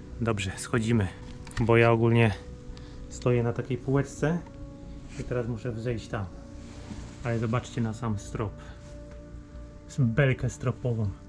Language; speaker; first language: Polish; native; Polish